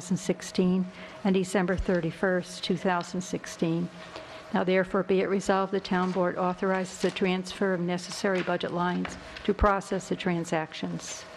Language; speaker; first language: English; native; English